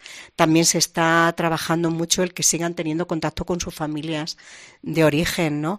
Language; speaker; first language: Spanish; native; Spanish